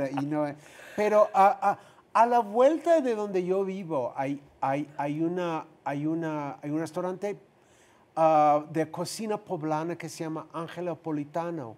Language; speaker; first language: Spanish; non-native, fluent; English